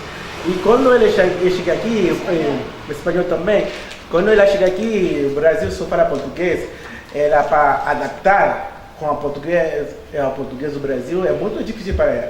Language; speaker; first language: Portuguese; non-native, learner; Haitian Creole